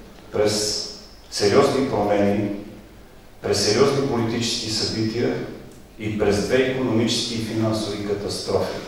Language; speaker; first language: Bulgarian; native; Bulgarian